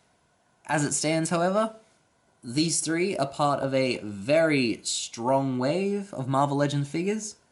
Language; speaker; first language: English; native; English